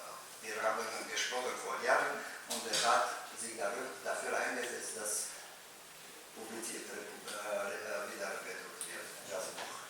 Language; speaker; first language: German; non-native, fluent; Romanian